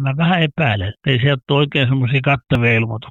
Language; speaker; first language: Finnish; native; Finnish